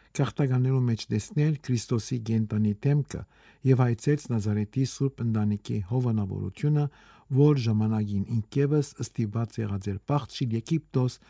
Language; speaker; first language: Armenian; early bilingual, heritage; Armenian